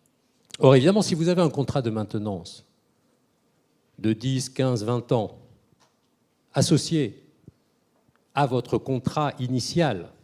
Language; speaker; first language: French; native; French